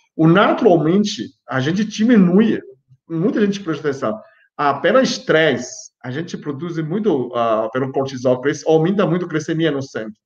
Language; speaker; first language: Portuguese; non-native, fluent; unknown